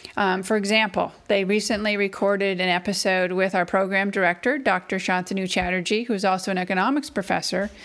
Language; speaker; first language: English; native; English